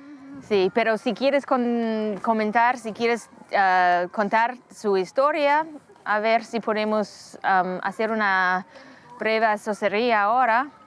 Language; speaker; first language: Spanish; non-native, fluent; English